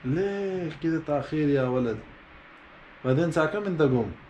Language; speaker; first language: Arabic; non-native, learner; Pashto